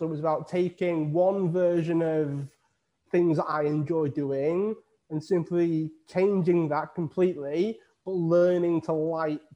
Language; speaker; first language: English; native; English